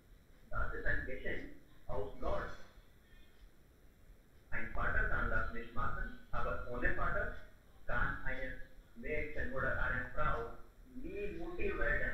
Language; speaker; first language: German; non-native, learner; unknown